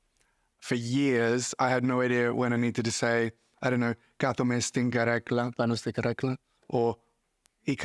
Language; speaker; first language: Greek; non-native, fluent; English